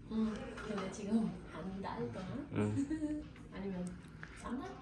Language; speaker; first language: Korean; non-native, fluent; English